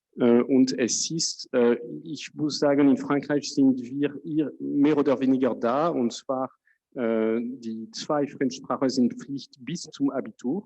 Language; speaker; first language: German; non-native, fluent; French